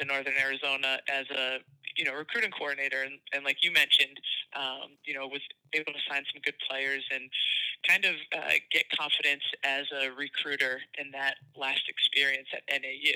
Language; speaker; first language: English; native; English